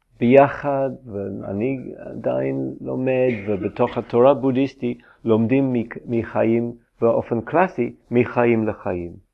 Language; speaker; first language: Hebrew; non-native, fluent; English